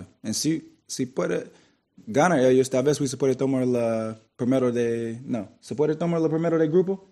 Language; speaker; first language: Spanish; non-native, learner; English